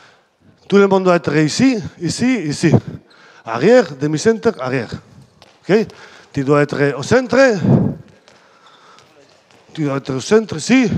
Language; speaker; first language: French; non-native, fluent; Spanish